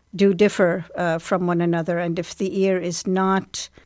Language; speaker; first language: English; non-native, fluent; Arabic